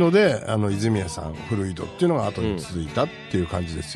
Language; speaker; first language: Japanese; native; Japanese